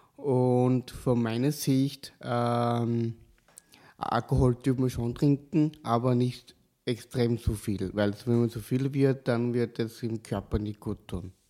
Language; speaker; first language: German; native; German